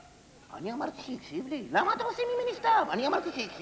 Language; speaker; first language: Hebrew; native; Hebrew